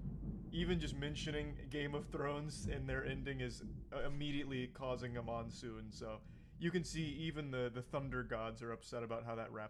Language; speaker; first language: English; native; English